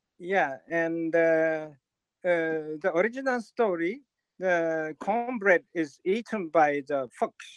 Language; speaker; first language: English; non-native, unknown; Japanese